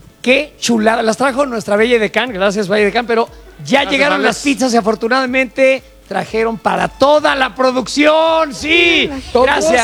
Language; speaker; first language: Spanish; native; Spanish